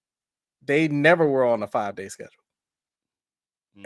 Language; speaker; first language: English; native; English